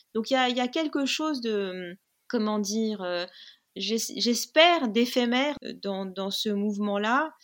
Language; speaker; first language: French; non-native, local second language; Arabic